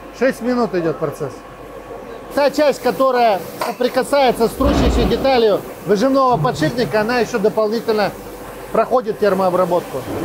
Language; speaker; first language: Russian; native; Russian